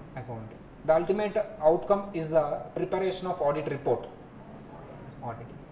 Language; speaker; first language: English; non-native, local second language; Telugu